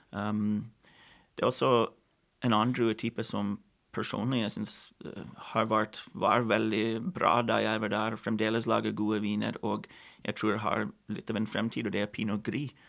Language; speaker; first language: Norwegian; non-native, fluent; English